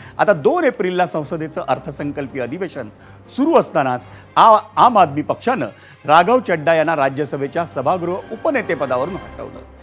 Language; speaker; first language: Marathi; native; Marathi